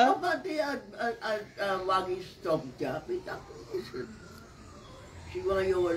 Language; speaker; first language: Dutch; non-native, local second language; Sranan Tongo